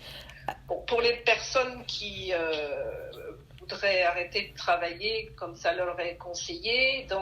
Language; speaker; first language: French; native; French